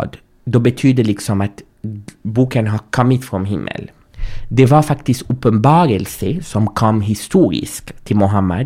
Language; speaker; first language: Swedish; non-native, fluent; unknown